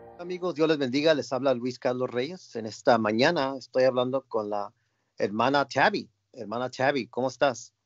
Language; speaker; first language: Spanish; early bilingual, heritage; Spanish